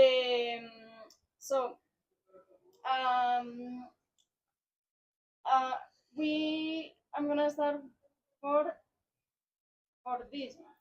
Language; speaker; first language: English; non-native, fluent; Spanish